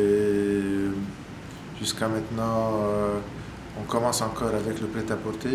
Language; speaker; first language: French; non-native, local second language; Arabic